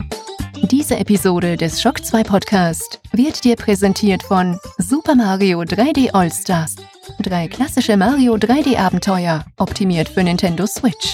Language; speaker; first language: German; native; German